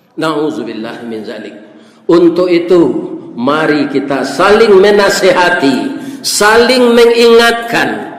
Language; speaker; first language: Malay; non-native, local second language; Minangkabau